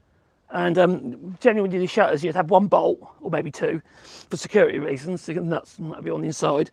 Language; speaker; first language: English; native; English